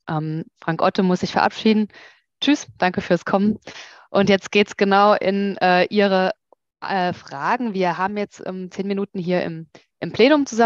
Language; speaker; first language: German; native; German